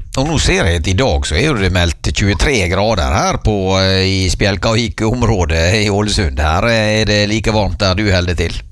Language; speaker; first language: Norwegian; native; Norwegian